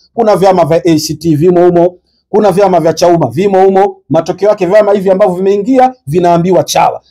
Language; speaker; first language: Swahili; native; Swahili